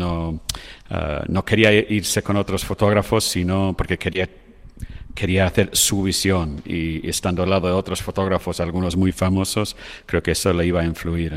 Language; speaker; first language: Spanish; non-native, fluent; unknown